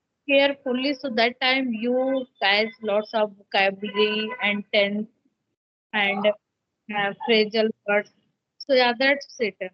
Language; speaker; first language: English; non-native, local second language; Hindi